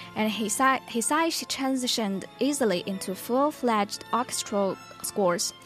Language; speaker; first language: English; non-native, fluent; Chinese